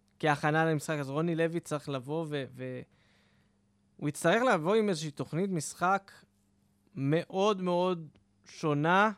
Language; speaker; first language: Hebrew; native; Hebrew